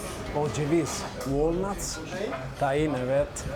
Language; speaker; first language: Turkish; non-native, learner; Italian